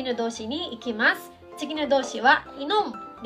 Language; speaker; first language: Japanese; non-native, fluent; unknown